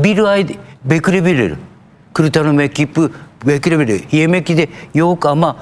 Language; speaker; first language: Turkish; non-native, learner; Japanese